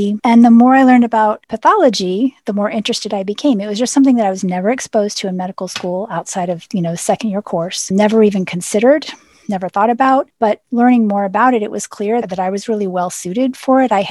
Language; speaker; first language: English; native; English